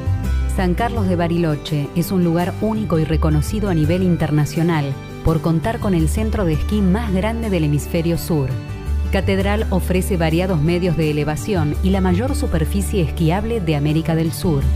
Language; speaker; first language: Spanish; native; Spanish